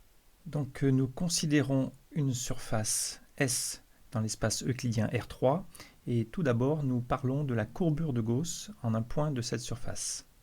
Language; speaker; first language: French; native; French